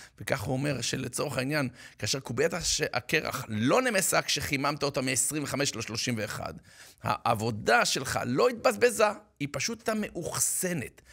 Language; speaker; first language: Hebrew; native; Hebrew